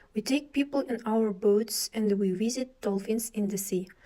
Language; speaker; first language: English; non-native, fluent; Kazakh